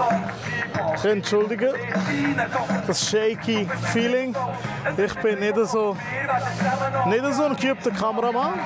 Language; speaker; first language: German; native; German